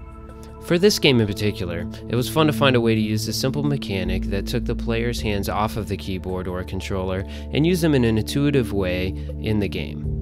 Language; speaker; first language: English; native; English